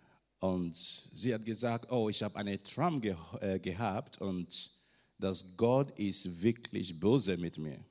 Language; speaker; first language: German; non-native, learner; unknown